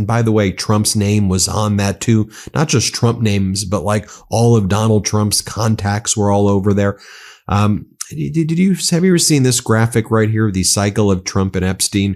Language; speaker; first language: English; native; English